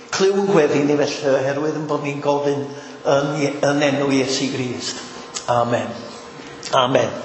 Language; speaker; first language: Welsh; native; Welsh